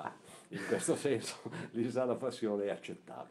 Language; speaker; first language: Italian; native; Italian